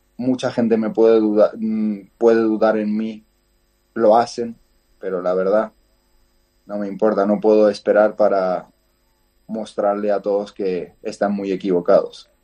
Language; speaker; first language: Spanish; non-native, fluent; Georgian